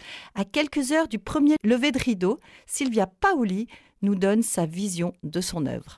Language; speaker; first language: French; native; French